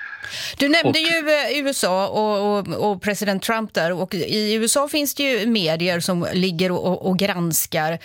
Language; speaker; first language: Swedish; native; Swedish